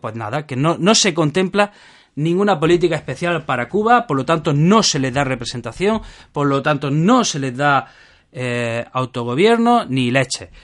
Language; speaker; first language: Spanish; native; Spanish